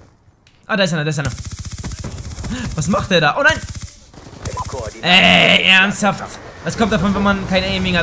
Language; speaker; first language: German; native; German